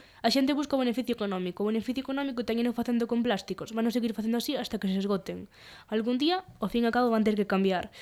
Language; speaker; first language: Galician; non-native, local second language; Spanish